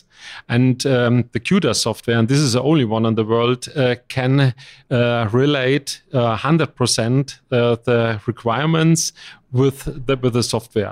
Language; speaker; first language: English; non-native, fluent; German